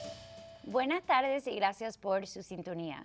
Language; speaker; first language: Spanish; early bilingual, heritage; Spanish